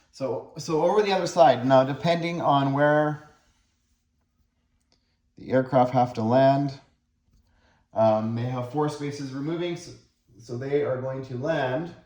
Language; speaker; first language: English; native; English